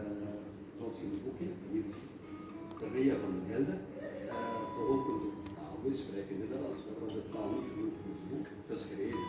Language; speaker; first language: Dutch; non-native, learner; Kurdish